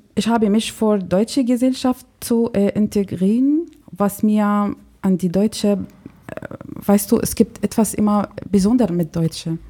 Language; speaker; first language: German; non-native, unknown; Arabic